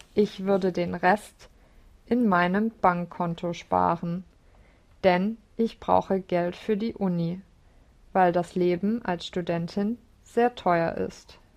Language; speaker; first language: German; non-native, learner; English